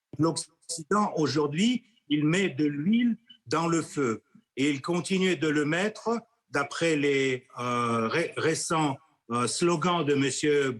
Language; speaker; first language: French; non-native, fluent; Russian